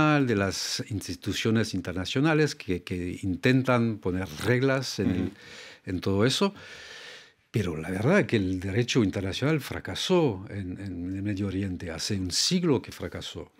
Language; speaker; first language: Spanish; non-native, fluent; French